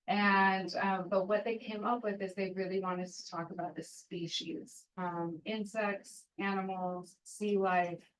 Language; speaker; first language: English; native; English